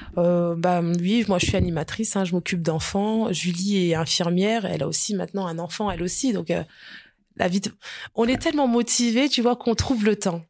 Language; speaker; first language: French; early bilingual, other home language; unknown